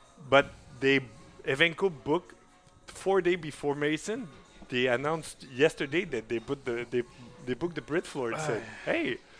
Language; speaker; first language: English; non-native, fluent; French